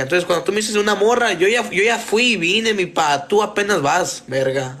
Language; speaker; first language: Spanish; early bilingual, other home language; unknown